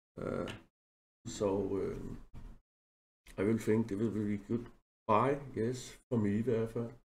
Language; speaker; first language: English; non-native, learner; Danish